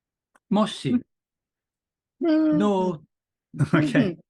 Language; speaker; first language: Japanese; non-native, learner; English